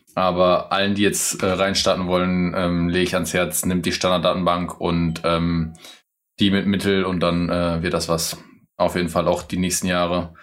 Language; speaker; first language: German; non-native, fluent; English